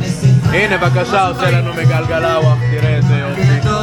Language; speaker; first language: Hebrew; native; Hebrew